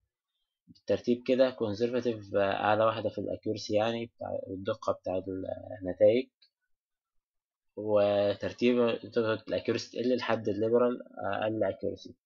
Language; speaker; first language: Arabic; native; Arabic